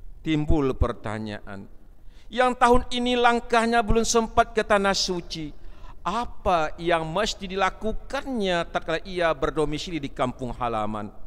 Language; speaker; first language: Malay; non-native, local second language; Achinese